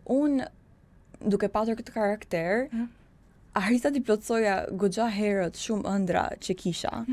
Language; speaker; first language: Albanian; early bilingual, heritage; Albanian